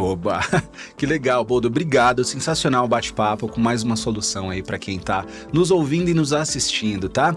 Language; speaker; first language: Portuguese; native; Portuguese